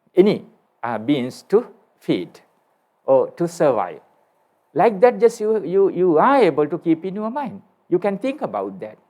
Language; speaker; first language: English; non-native, local second language; Sinhala